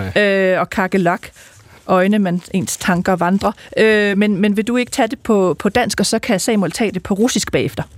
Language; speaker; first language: Danish; native; Danish